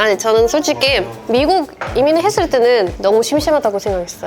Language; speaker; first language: Korean; non-native, fluent; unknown